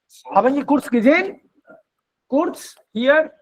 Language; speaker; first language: German; non-native, fluent; Hindi